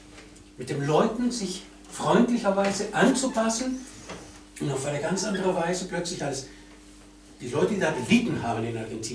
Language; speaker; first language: German; non-native, fluent; Spanish